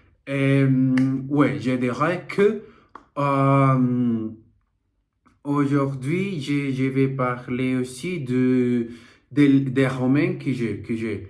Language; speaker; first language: French; non-native, learner; Portuguese